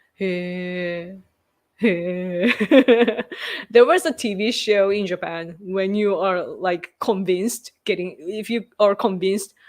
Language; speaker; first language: English; non-native, fluent; Japanese